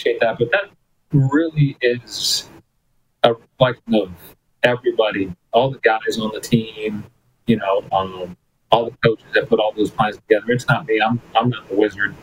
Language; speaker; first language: English; early bilingual, other home language; Spanish